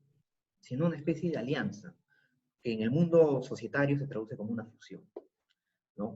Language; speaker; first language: Spanish; native; Spanish